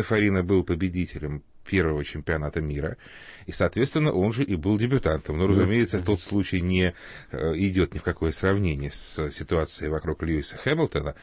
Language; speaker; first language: Russian; native; Russian